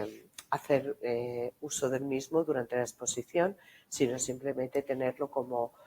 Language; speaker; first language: Spanish; native; Spanish